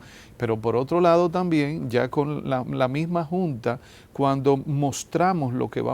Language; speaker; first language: Spanish; native; Spanish